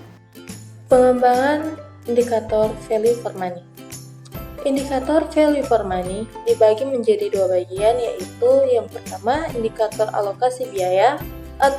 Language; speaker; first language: Indonesian; native; Indonesian